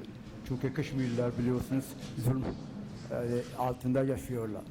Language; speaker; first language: Turkish; non-native, fluent; Urdu